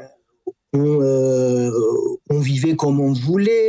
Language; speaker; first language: French; non-native, fluent; Persian